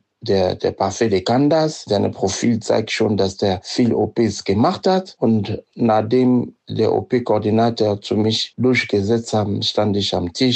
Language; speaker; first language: German; non-native, fluent; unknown